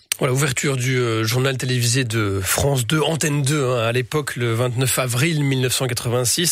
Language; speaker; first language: French; native; French